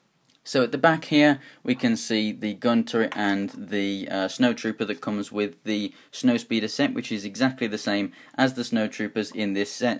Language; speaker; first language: English; native; English